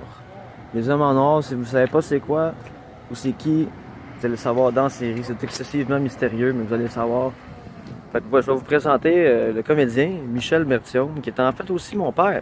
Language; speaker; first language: French; native; French